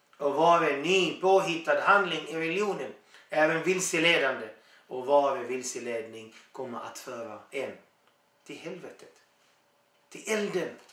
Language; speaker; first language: Swedish; non-native, fluent; Arabic